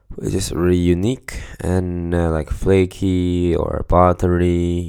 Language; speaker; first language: English; non-native, fluent; Chinese